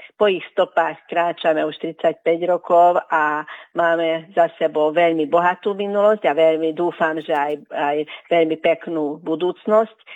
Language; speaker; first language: Slovak; early bilingual, heritage; Slovak